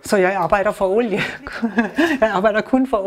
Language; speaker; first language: Danish; non-native, learner; German